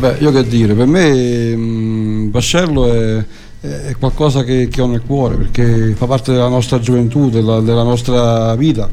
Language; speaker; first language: Italian; native; Italian